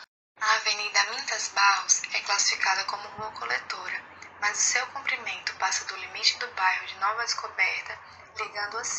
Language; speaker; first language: Portuguese; native; Portuguese